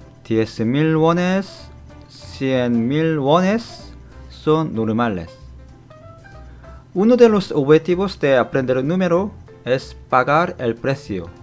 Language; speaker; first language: Spanish; non-native, fluent; Korean